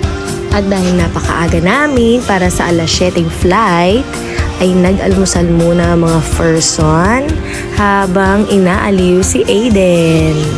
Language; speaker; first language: Filipino; native; Filipino